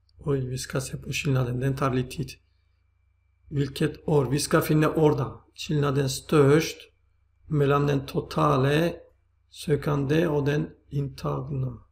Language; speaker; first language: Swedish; non-native, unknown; Turkish